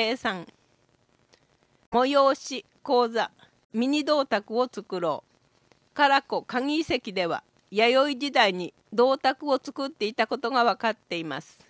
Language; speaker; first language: Japanese; native; Japanese